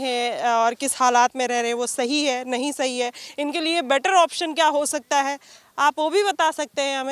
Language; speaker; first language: Hindi; native; Hindi